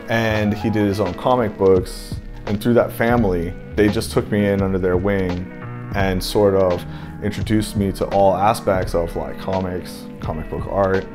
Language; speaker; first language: English; native; English